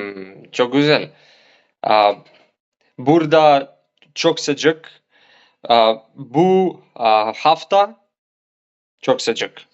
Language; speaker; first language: Turkish; non-native, learner; Macedonian